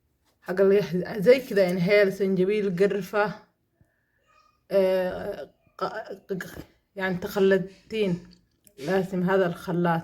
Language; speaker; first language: Arabic; non-native, learner; Somali